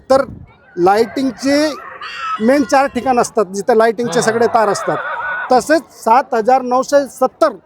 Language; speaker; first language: Marathi; non-native, local second language; Hindi